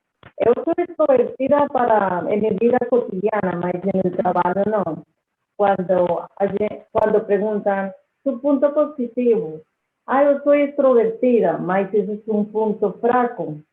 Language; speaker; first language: Portuguese; non-native, learner; Spanish